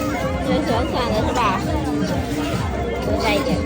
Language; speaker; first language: Chinese; non-native, learner; Indonesian